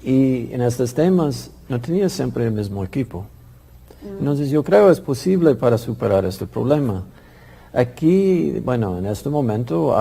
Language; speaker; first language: Spanish; non-native, fluent; English